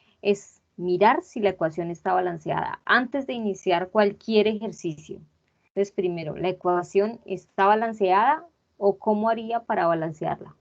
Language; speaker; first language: Spanish; native; Spanish